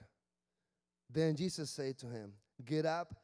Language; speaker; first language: English; non-native, fluent; Spanish